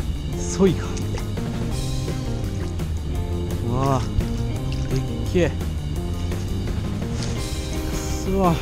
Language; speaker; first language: Japanese; native; Japanese